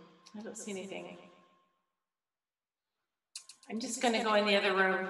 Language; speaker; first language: English; native; English